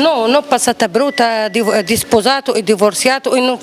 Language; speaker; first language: Italian; non-native, learner; Arabic